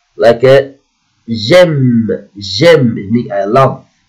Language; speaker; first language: English; non-native, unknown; Arabic